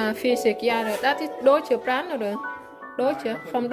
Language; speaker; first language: German; non-native, learner; Vietnamese